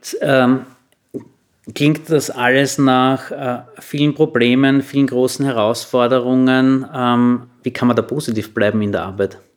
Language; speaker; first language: German; native; German